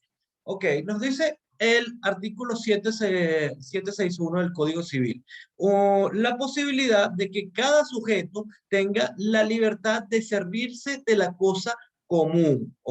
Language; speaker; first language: Spanish; native; Spanish